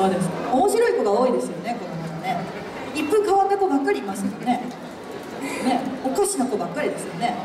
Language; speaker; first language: Japanese; native; Japanese